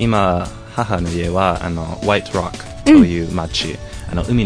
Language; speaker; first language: Japanese; non-native, fluent; English